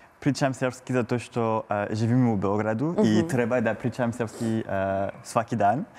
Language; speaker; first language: Croatian; non-native, learner; French